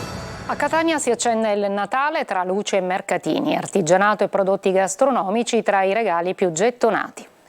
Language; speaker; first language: Italian; native; Italian